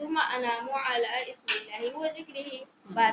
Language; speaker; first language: Arabic; non-native, learner; Urdu